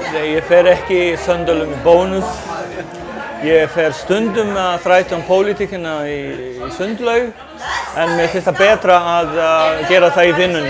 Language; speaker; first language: Icelandic; non-native, fluent; Portuguese